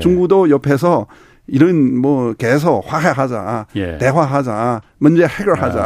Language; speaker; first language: Korean; non-native, fluent; Chinese